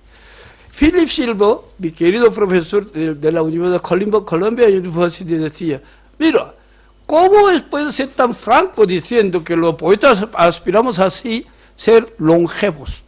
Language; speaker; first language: Spanish; non-native, fluent; Korean